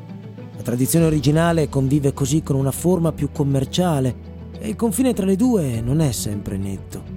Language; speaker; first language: Italian; native; Italian